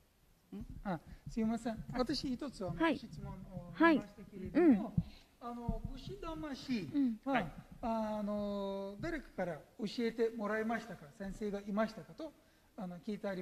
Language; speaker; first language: Japanese; non-native, fluent; Turkish